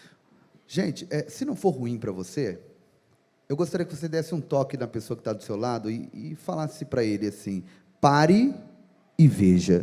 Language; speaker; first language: Portuguese; native; Portuguese